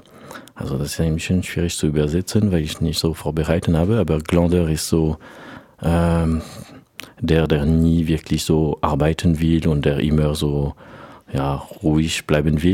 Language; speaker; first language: German; non-native, learner; French